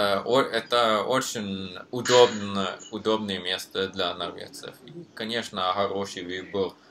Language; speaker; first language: Russian; non-native, learner; Norwegian